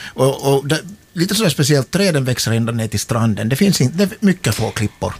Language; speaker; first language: Swedish; native; Swedish